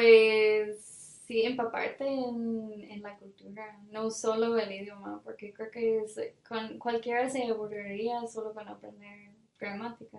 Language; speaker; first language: Spanish; non-native, fluent; English